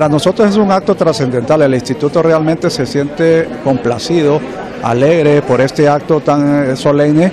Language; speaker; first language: Spanish; native; Spanish